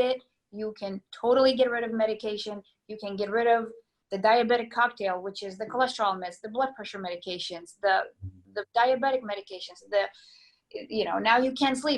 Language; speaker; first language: English; non-native, fluent; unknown